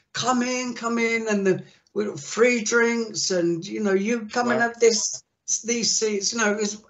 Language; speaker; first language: English; native; English